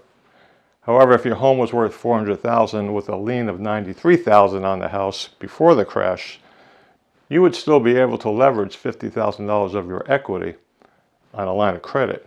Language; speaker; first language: English; native; English